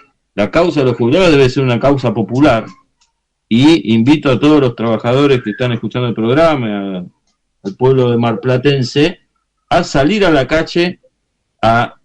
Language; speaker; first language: Spanish; native; Spanish